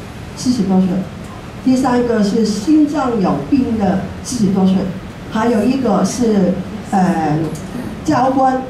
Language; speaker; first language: Chinese; non-native, local second language; Cantonese